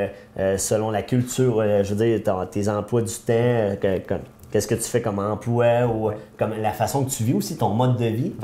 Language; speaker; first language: French; native; French